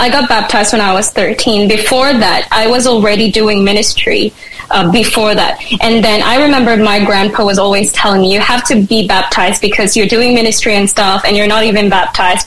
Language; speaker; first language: English; non-native, local second language; Filipino